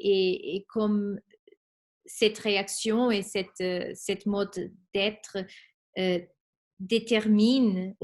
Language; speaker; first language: French; non-native, fluent; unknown